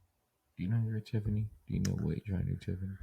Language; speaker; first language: English; native; English